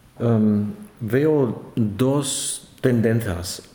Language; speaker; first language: Spanish; non-native, learner; German